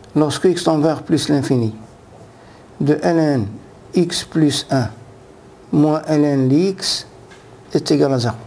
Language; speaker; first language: French; non-native, local second language; Arabic